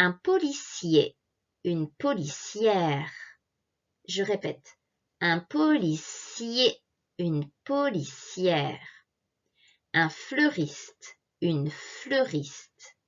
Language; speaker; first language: French; non-native, fluent; Japanese